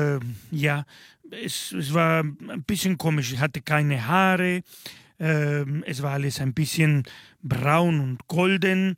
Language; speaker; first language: German; non-native, fluent; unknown